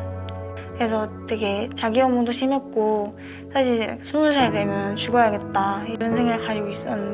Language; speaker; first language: Korean; early bilingual, other home language; Mongolian